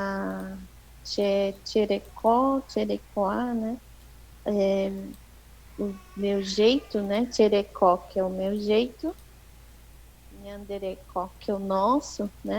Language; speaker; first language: Portuguese; native; Portuguese